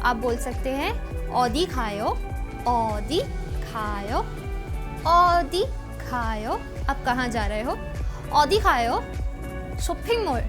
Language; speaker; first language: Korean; non-native, fluent; Hindi